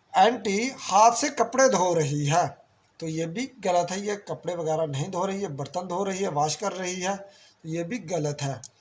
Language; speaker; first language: Urdu; non-native, local second language; Punjabi